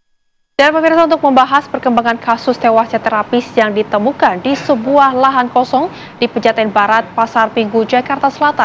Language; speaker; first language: Indonesian; native; Indonesian